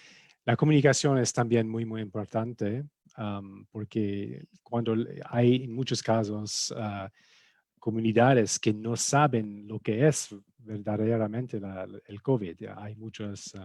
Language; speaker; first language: Spanish; non-native, fluent; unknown